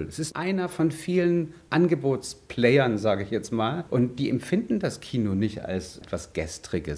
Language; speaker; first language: German; native; German